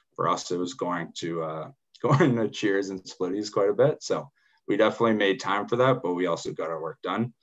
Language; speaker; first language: English; native; English